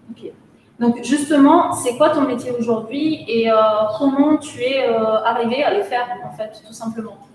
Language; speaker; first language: French; native; French